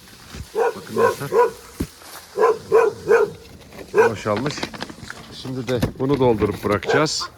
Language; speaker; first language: Turkish; native; Turkish